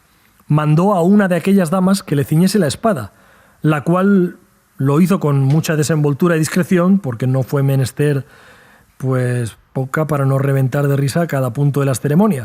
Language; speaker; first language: Spanish; native; Spanish